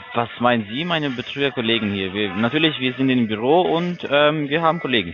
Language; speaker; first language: German; non-native, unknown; Turkish